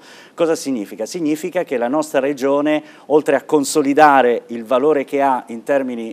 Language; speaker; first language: Italian; native; Italian